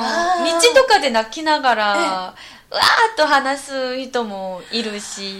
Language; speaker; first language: Japanese; non-native, fluent; Korean